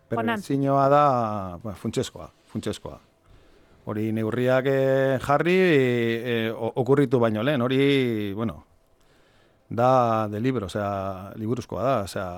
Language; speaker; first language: Basque; non-native, local second language; Spanish